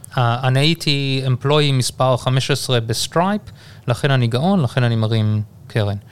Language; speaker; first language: Hebrew; early bilingual, heritage; Hebrew